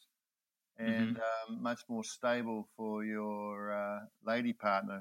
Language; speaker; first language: English; native; English